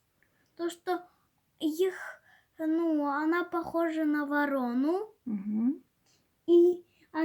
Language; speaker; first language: Russian; native; Russian